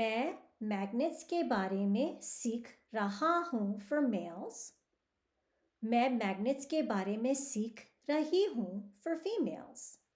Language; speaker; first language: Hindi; early bilingual, heritage; Hindi